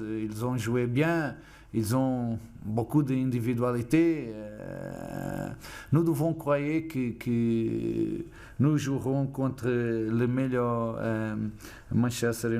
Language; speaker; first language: French; non-native, fluent; Portuguese